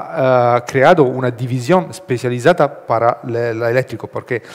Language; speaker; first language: Spanish; non-native, learner; Italian